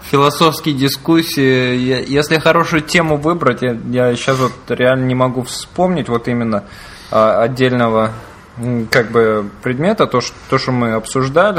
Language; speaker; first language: Russian; native; Russian